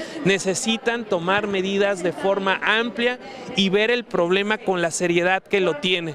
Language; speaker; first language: Spanish; native; Spanish